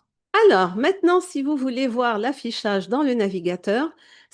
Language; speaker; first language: French; native; French